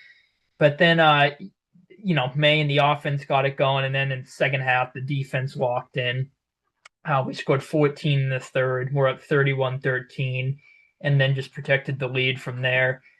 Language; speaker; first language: English; native; English